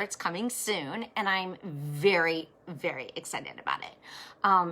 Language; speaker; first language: English; native; English